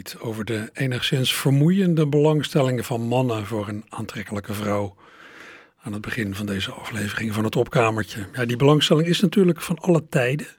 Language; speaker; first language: Dutch; native; Dutch